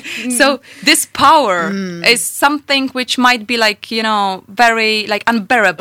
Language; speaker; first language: English; non-native, fluent; Polish